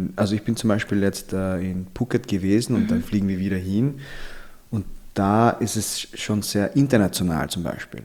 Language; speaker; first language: German; early bilingual, other home language; Filipino